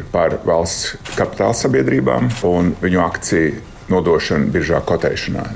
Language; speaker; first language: Latvian; native; Latvian